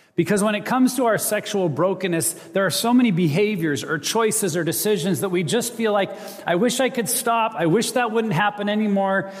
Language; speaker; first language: English; native; English